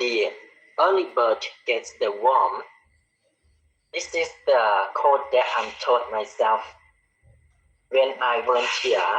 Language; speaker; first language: English; non-native, learner; Khmer